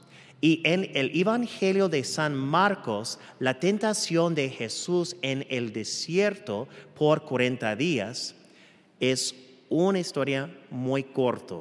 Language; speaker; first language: Spanish; non-native, fluent; English